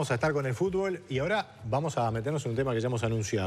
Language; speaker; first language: Spanish; native; Spanish